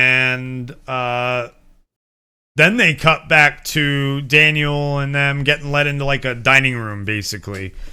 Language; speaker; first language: English; native; English